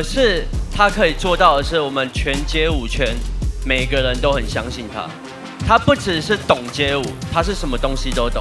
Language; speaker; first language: Chinese; native; Chinese